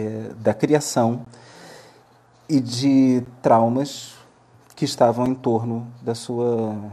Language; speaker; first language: Portuguese; native; Portuguese